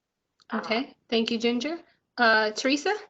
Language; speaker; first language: English; native; English